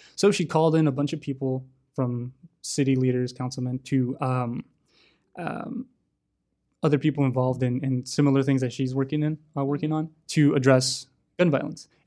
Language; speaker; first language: English; native; English